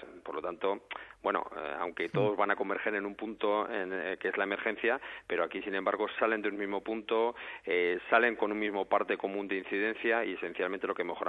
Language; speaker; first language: Spanish; native; Spanish